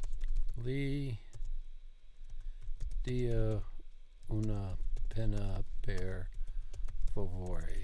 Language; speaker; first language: Italian; non-native, learner; English